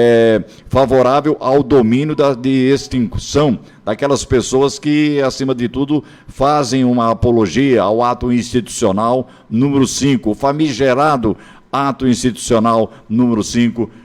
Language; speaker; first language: Portuguese; native; Portuguese